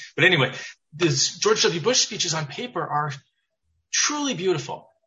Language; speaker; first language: English; native; English